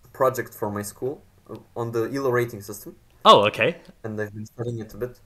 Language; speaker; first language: English; non-native, fluent; Macedonian